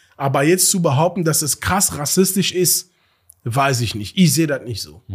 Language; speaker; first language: German; early bilingual, other home language; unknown